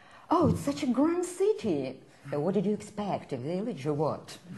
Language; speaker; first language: English; non-native, fluent; Ukrainian